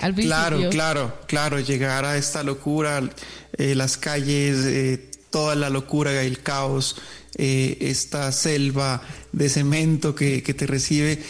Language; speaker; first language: Spanish; native; Spanish